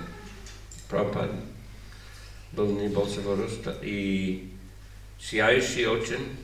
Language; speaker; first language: Russian; non-native, learner; English